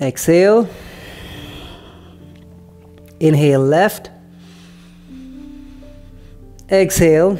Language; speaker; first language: English; non-native, local second language; Hindi